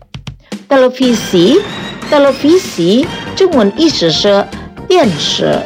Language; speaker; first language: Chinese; non-native, fluent; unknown